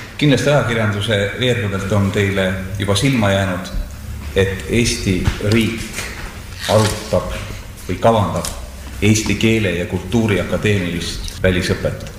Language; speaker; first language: Estonian; native; Estonian